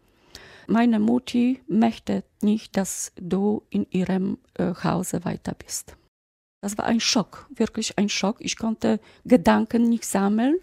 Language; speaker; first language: German; non-native, fluent; Polish